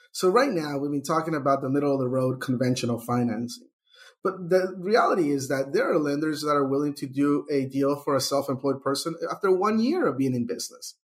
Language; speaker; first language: English; early bilingual, other home language; Spanish